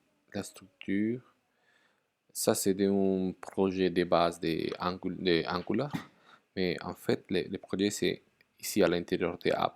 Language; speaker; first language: French; non-native, fluent; Spanish